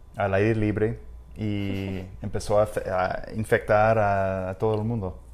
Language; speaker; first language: Spanish; non-native, fluent; English